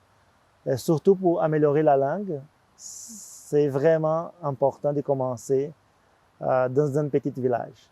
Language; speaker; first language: French; non-native, fluent; Portuguese